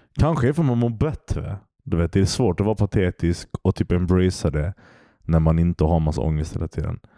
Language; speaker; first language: Swedish; early bilingual, other home language; Turkish